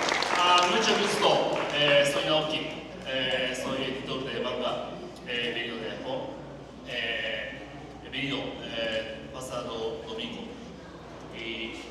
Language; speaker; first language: Spanish; non-native, learner; Japanese